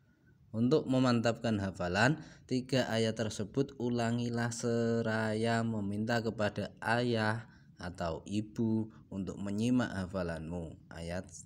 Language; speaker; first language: Indonesian; native; Indonesian